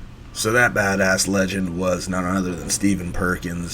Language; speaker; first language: English; native; English